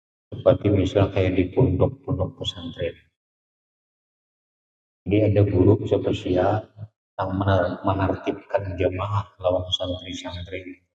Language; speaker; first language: Indonesian; non-native, local second language; Banjar